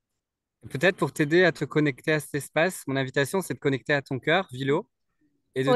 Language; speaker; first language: French; native; French